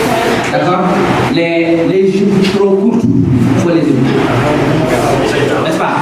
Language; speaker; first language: French; non-native, local second language; Wolof